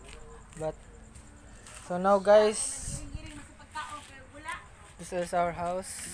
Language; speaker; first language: English; non-native, learner; Filipino